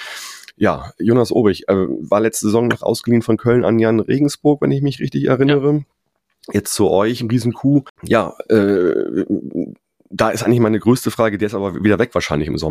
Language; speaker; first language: German; native; German